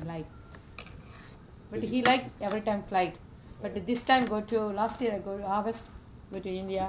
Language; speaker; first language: English; non-native, learner; Tamil